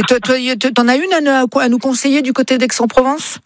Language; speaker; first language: French; native; French